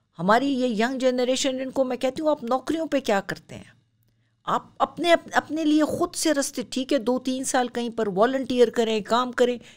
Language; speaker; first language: Urdu; non-native, local second language; Pashto